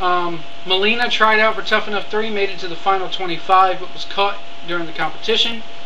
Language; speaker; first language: English; native; English